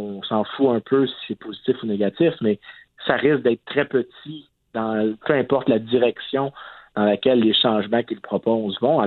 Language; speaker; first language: French; native; French